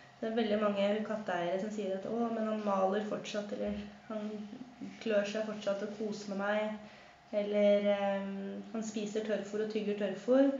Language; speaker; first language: Norwegian; native; Norwegian